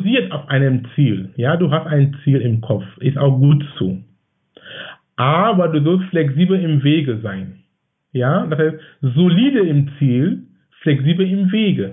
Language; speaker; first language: German; non-native, fluent; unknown